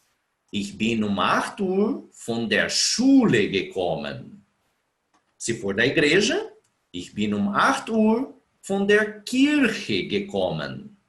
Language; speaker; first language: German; non-native, fluent; Portuguese